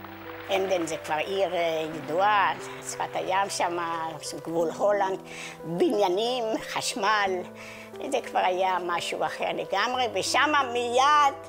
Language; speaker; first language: Hebrew; non-native, fluent; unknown